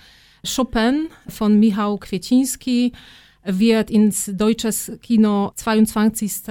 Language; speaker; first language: German; non-native, fluent; Polish